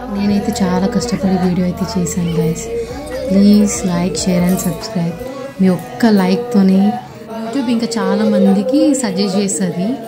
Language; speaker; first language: Telugu; non-native, local second language; Lambadi